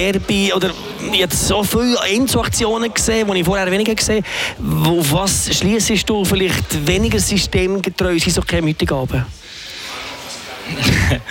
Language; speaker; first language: German; native; German